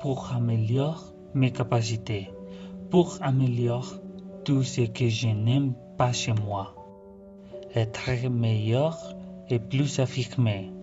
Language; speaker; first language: French; non-native, fluent; Spanish